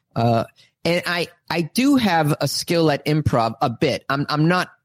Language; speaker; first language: English; native; English